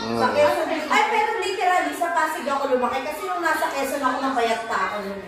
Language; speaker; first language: Filipino; native; Filipino